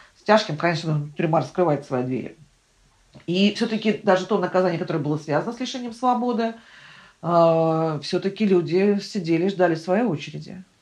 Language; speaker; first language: Russian; native; Russian